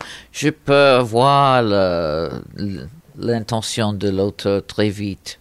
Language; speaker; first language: French; non-native, fluent; English